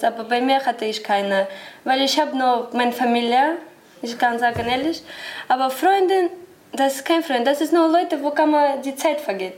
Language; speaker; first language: German; non-native, learner; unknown